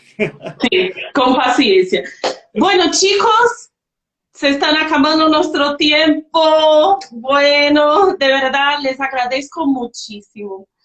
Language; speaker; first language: Spanish; non-native, fluent; Portuguese